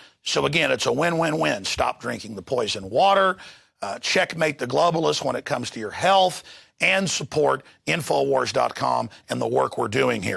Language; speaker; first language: English; native; English